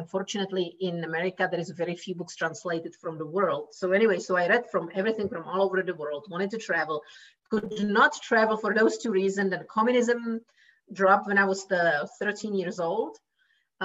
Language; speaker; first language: English; non-native, fluent; Czech